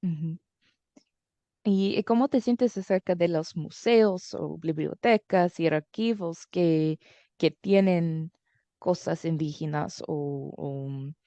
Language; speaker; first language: Spanish; early bilingual, heritage; English